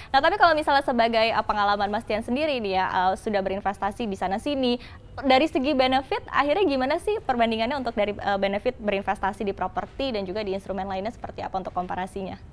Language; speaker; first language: Indonesian; native; Indonesian